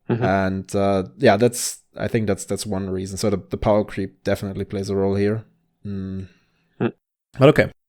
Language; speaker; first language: English; non-native, fluent; German